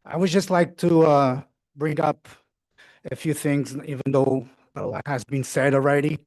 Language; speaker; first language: English; non-native, fluent; Portuguese